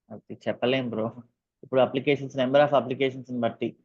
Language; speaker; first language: Telugu; native; Telugu